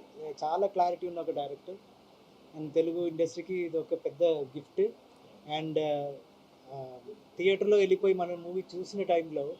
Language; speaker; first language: Telugu; non-native, fluent; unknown